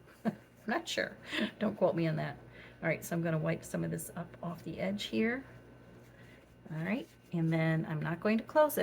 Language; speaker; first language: English; native; English